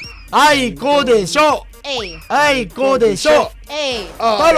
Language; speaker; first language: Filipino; non-native, learner; Japanese